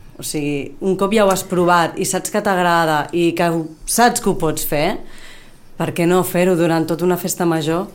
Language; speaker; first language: Catalan; native; Catalan